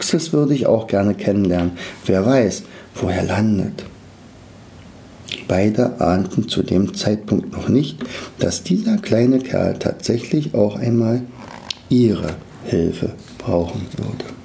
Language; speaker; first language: German; native; German